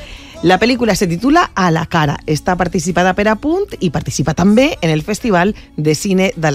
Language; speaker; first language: Catalan; native; Catalan